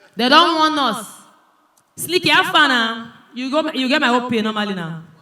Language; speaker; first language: Nigerian Pidgin; native; Nigerian Pidgin